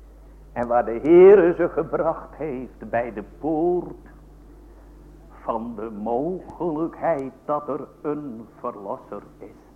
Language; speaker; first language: Dutch; native; Dutch